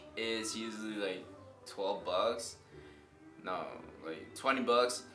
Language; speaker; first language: English; native; English